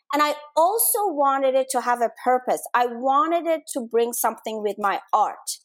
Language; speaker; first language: English; non-native, fluent; Danish